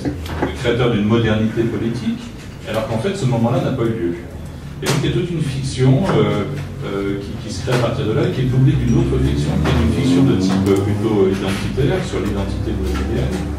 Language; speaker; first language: French; native; French